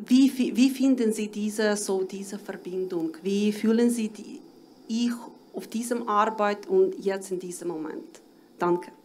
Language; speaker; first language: German; non-native, learner; Ukrainian